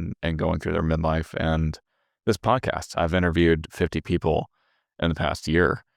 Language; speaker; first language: English; native; English